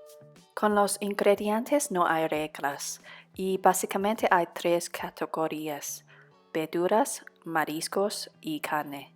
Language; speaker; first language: Spanish; non-native, fluent; Cantonese